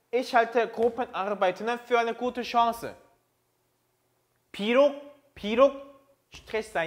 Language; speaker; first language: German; non-native, fluent; Korean